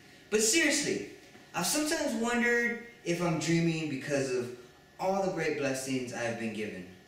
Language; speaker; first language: English; early bilingual, other home language; Spanish